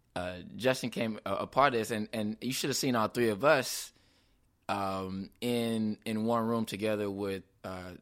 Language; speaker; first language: English; native; English